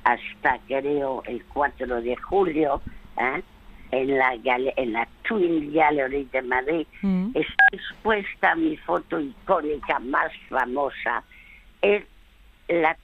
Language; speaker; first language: Spanish; early bilingual, other home language; French